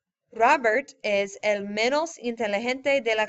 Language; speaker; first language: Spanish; non-native, fluent; English